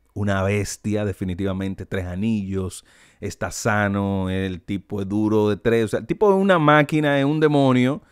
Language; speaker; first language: Spanish; native; Spanish